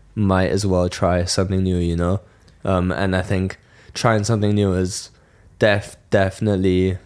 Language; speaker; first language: English; non-native, fluent; German